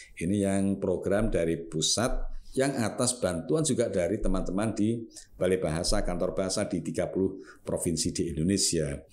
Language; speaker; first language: Indonesian; non-native, local second language; Javanese